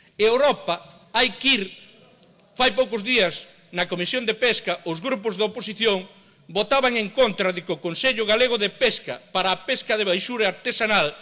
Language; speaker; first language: Galician; native; Galician